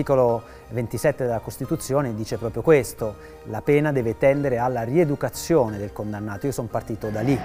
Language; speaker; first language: Italian; native; Italian